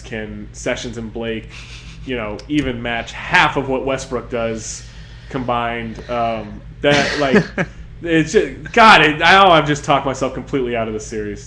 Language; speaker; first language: English; native; English